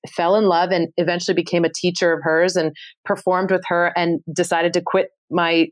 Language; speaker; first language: English; native; English